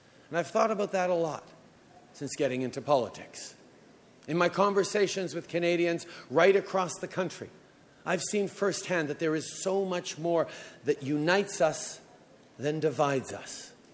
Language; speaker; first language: English; early bilingual, other home language; French